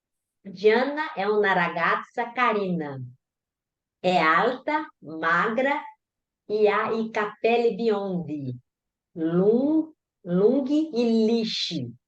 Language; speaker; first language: Italian; non-native, learner; Portuguese